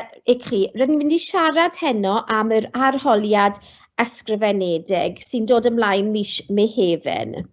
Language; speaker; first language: Welsh; non-native, local second language; English